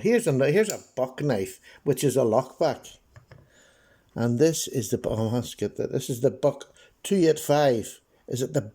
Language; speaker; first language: English; native; English